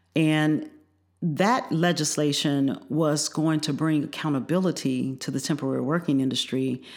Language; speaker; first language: English; native; English